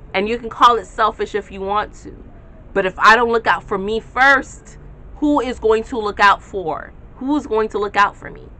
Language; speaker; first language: English; native; English